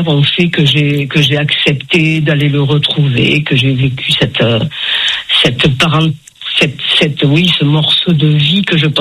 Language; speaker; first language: French; native; French